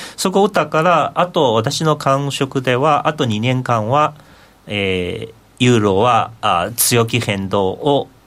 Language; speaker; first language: Japanese; non-native, fluent; Chinese